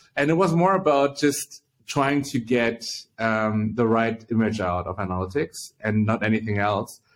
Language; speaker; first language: English; early bilingual, other home language; Chinese